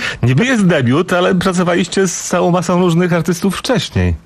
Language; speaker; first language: Polish; native; Polish